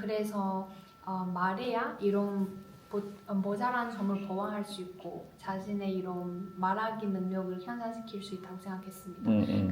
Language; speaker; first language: Korean; non-native, learner; Chinese